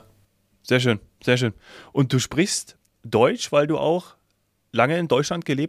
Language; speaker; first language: German; native; German